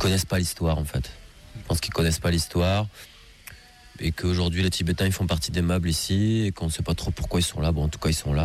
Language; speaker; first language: French; native; French